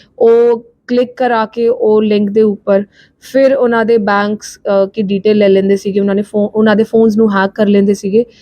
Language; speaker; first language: Punjabi; non-native, local second language; Hindi